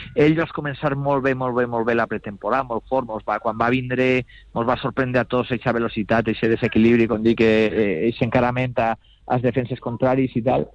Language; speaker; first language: Catalan; native; Catalan